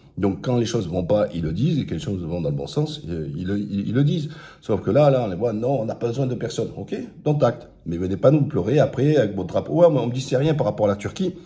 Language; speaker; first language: French; early bilingual, other home language; Arabic